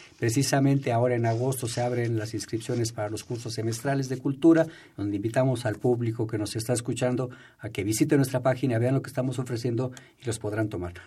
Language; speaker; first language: Spanish; native; Spanish